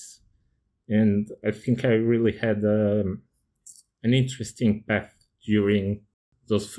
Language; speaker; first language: English; non-native, fluent; Portuguese